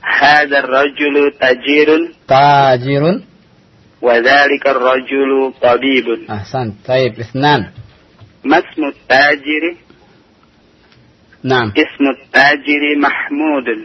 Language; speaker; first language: Arabic; non-native, fluent; Indonesian